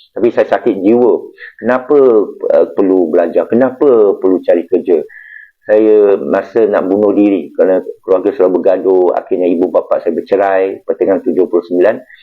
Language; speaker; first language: Malay; non-native, local second language; Chinese